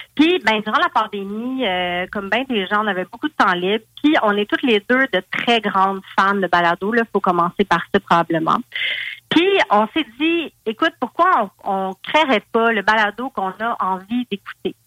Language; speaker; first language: French; native; French